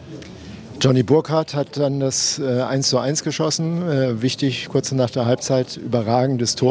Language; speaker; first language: German; native; German